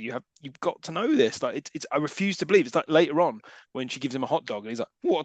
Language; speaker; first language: English; native; English